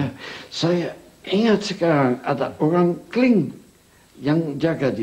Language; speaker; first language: Indonesian; non-native, local second language; Dutch